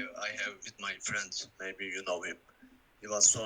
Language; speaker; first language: English; non-native, learner; Turkish